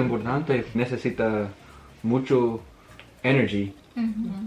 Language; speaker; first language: Spanish; non-native, learner; English